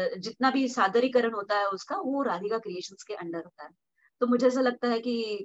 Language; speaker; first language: Hindi; non-native, local second language; Marathi